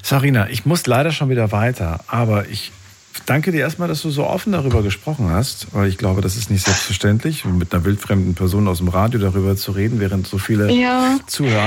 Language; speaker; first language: German; native; German